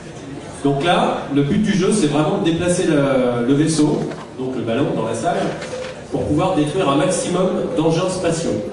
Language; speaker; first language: French; native; French